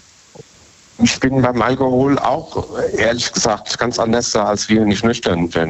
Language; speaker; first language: German; native; German